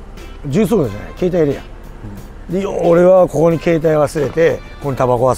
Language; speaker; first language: Japanese; native; Japanese